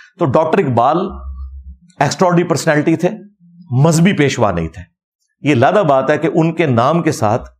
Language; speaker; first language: Urdu; native; Urdu